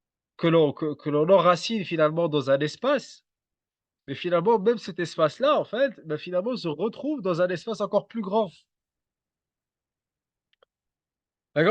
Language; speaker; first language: French; native; French